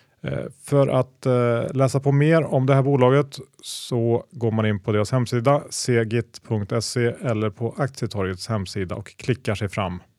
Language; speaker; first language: Swedish; native; Swedish